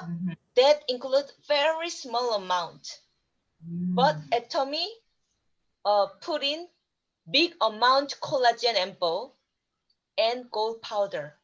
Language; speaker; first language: English; non-native, learner; Korean